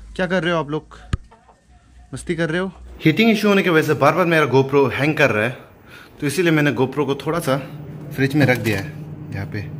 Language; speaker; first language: Hindi; non-native, local second language; Adi